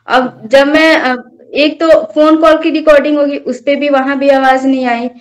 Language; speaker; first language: Hindi; native; Hindi